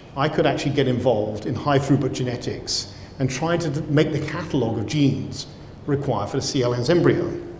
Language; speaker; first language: English; native; English